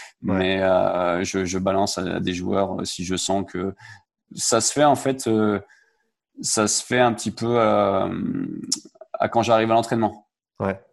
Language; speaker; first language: French; native; French